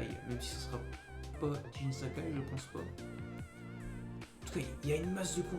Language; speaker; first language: French; native; French